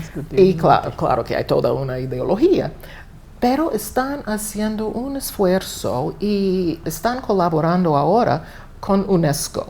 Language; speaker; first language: Spanish; non-native, fluent; English